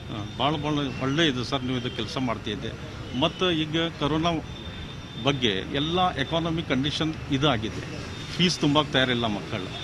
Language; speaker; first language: Kannada; non-native, local second language; Urdu